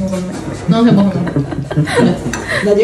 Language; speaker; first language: French; non-native, learner; Indonesian